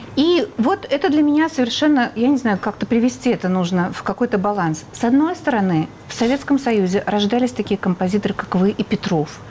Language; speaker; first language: Russian; native; Russian